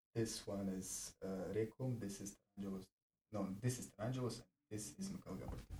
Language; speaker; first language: English; non-native, learner; Ossetic